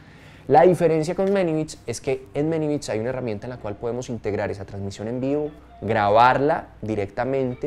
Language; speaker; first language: Spanish; native; Spanish